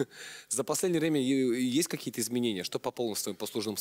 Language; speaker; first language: Russian; native; Russian